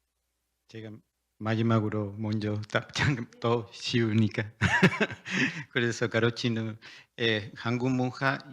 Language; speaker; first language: Korean; non-native, learner; Spanish